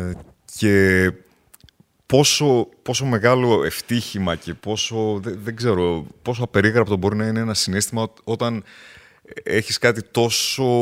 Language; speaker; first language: Greek; native; Greek